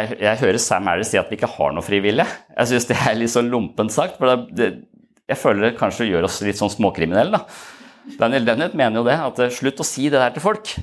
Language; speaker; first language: Norwegian; native; Norwegian